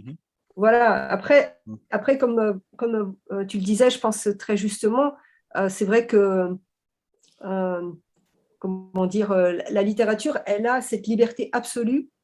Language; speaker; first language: French; native; French